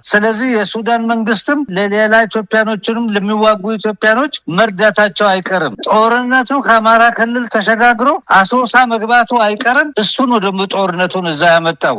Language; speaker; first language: Amharic; non-native, local second language; Oromo